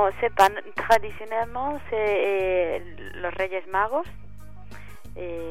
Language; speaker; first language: French; non-native, learner; Spanish